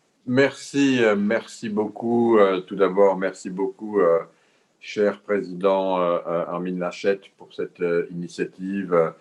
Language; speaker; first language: French; native; French